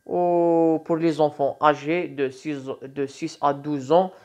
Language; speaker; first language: French; non-native, local second language; Arabic